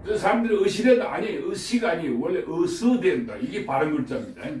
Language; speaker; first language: Korean; native; Korean